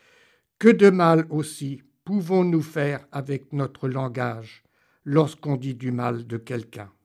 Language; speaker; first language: French; native; French